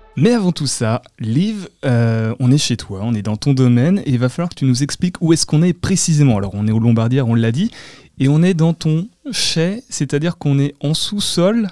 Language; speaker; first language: French; native; French